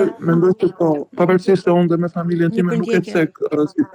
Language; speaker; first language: Albanian; native; Albanian